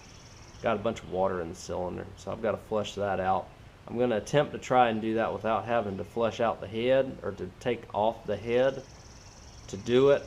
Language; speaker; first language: English; native; English